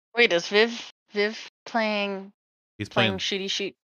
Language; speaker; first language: English; native; English